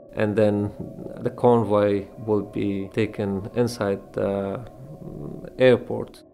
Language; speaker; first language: English; non-native, fluent; Persian